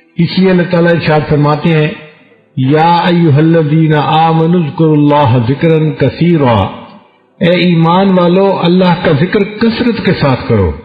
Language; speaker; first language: Urdu; non-native, local second language; Punjabi